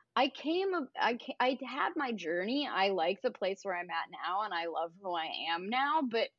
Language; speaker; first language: English; native; English